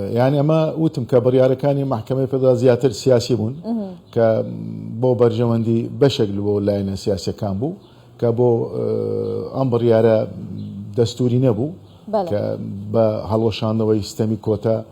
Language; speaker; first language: Central Kurdish; non-native, local second language; Azerbaijani